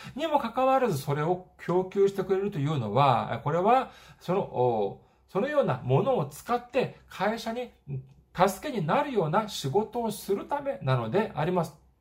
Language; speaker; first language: Japanese; non-native, fluent; Korean